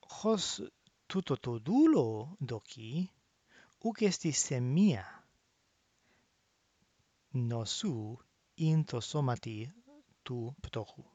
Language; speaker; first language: Greek; non-native, fluent; English